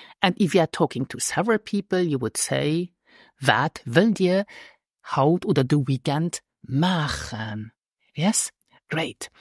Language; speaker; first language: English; non-native, fluent; Luxembourgish